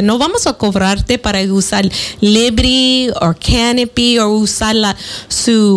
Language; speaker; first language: Spanish; non-native, fluent; English